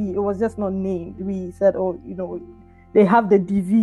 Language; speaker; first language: English; non-native, local second language; Akan